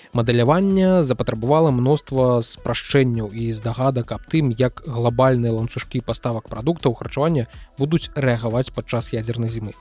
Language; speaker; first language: Belarusian; non-native, local second language; Russian